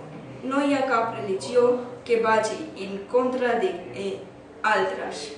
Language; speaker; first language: Catalan; early bilingual, other home language; Urdu